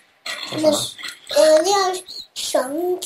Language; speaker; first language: Chinese; early bilingual, heritage; Chinese